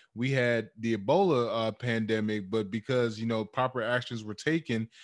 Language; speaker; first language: English; early bilingual, other home language; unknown